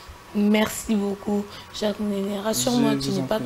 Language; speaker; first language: French; non-native, local second language; Lingala